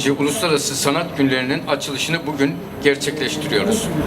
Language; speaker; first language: Turkish; native; Turkish